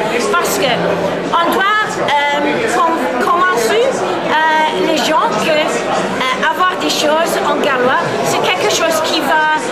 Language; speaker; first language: French; non-native, fluent; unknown